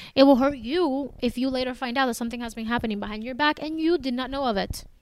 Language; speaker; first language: English; early bilingual, other home language; Spanish